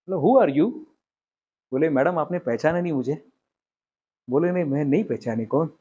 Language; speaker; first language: Hindi; non-native, local second language; Marathi